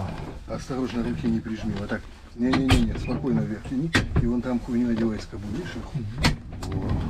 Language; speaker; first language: Russian; native; Russian